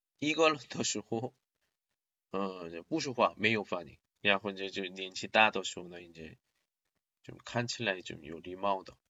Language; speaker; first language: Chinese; non-native, learner; Korean